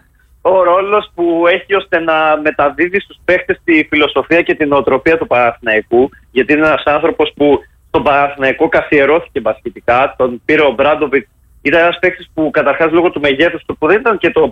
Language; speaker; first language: Greek; native; Greek